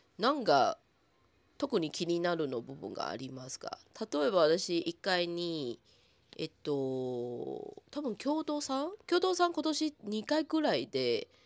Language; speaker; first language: Japanese; non-native, fluent; Chinese